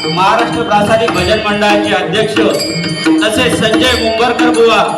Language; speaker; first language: Marathi; native; Marathi